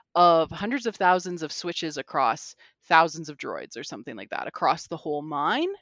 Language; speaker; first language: English; native; English